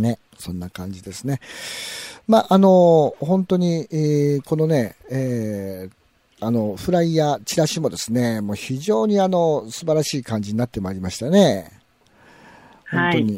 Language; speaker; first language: Japanese; native; Japanese